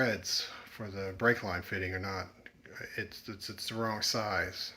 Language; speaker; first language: English; native; English